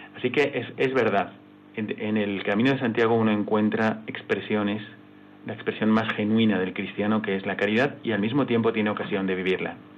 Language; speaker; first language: Spanish; native; Spanish